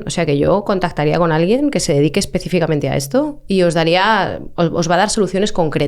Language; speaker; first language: Spanish; native; Spanish